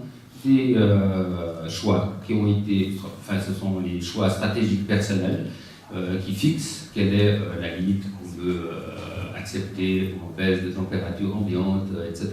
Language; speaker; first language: French; native; French